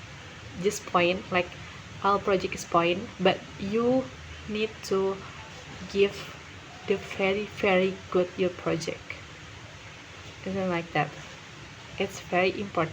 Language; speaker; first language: English; non-native, learner; Indonesian